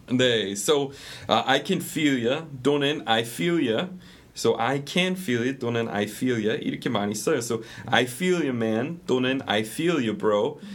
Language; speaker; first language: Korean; non-native, fluent; English